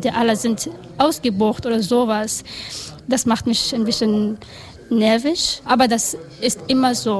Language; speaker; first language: German; non-native, learner; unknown